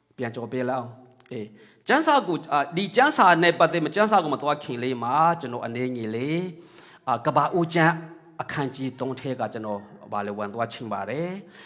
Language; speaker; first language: Burmese; non-native, local second language; Hakha Chin